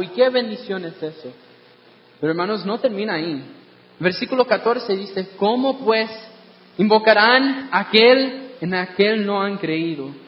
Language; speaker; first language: Spanish; non-native, fluent; English